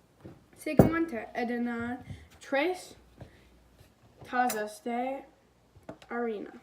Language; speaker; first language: Spanish; non-native, learner; English